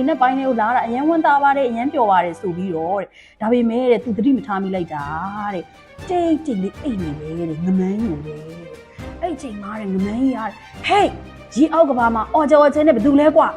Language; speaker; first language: Burmese; native; Burmese